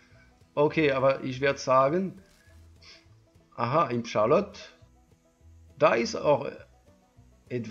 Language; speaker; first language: German; non-native, learner; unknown